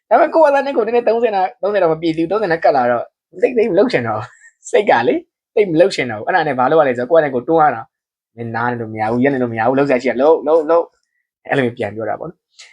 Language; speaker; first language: Burmese; native; Burmese